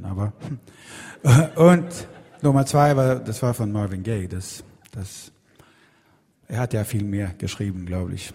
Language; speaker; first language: German; non-native, learner; Swedish